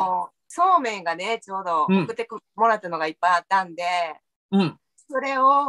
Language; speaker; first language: Japanese; native; Japanese